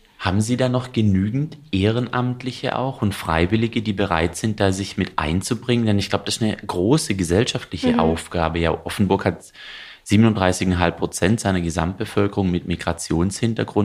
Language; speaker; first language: German; native; German